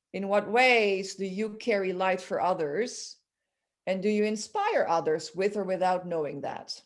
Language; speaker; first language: English; non-native, fluent; Dutch